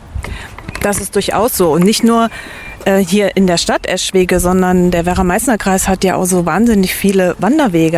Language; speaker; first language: German; native; German